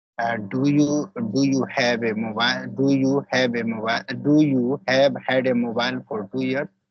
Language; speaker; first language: English; non-native, learner; Hindi